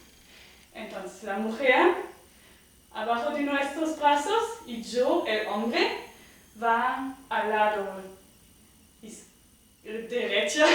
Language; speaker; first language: Spanish; non-native, fluent; German